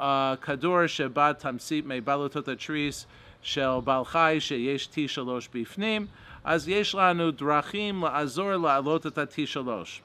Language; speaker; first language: Hebrew; non-native, fluent; English